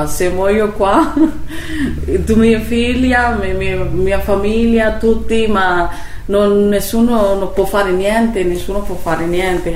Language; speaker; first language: Italian; non-native, learner; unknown